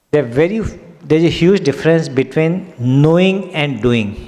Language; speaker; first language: English; non-native, local second language; Hindi